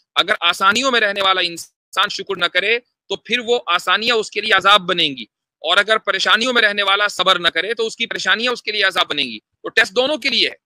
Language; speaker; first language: Hindi; native; Hindi